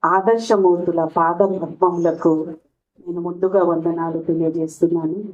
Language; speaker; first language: Telugu; non-native, local second language; Lambadi